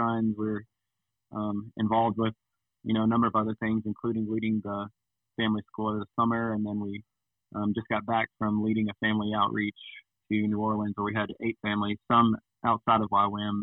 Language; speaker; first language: English; native; English